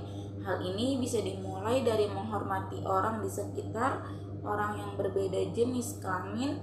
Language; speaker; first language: Indonesian; native; Indonesian